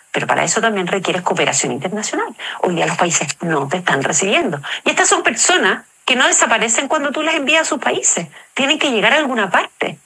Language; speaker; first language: Spanish; native; Spanish